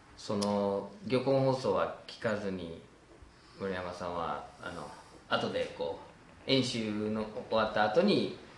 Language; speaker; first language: Japanese; non-native, fluent; English